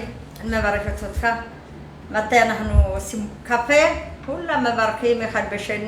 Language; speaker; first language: Hebrew; non-native, fluent; Amharic